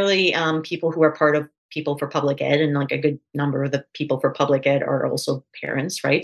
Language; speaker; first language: English; native; English